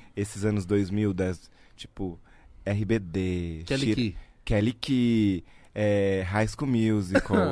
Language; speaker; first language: Portuguese; native; Portuguese